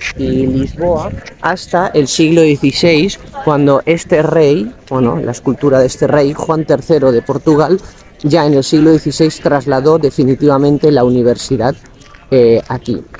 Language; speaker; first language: Spanish; native; Spanish